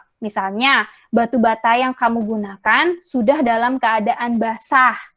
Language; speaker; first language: Indonesian; native; Indonesian